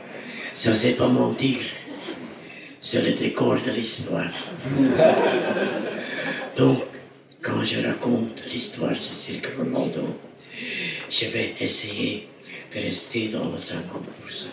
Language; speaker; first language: French; non-native, fluent; Dutch